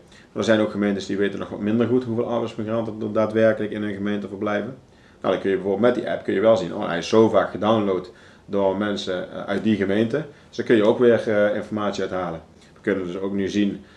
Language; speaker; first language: Dutch; native; Dutch